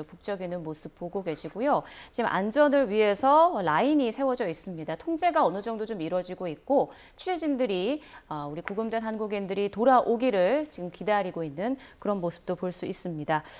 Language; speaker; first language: Korean; native; Korean